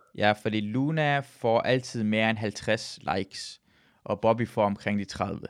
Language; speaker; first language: Danish; early bilingual, other home language; Persian